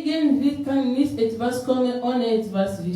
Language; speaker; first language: German; non-native, learner; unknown